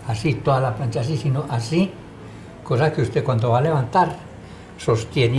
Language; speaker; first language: Spanish; native; Spanish